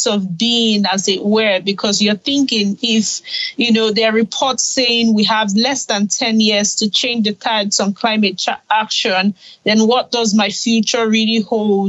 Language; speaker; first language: English; non-native, local second language; Igbo